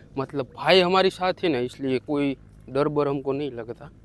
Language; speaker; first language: Hindi; non-native, local second language; Gujarati